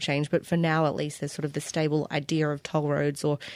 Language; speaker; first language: English; native; English